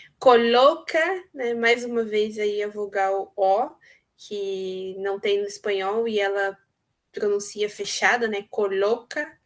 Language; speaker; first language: Portuguese; native; Portuguese